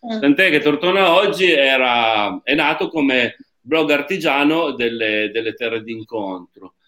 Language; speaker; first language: Italian; native; Italian